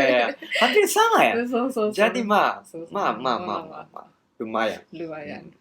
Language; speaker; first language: Indonesian; non-native, learner; Japanese